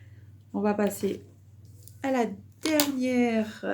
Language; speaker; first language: French; native; French